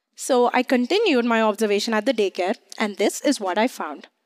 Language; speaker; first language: English; non-native, local second language; Hindi